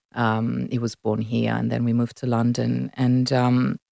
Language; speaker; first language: English; non-native, fluent; Italian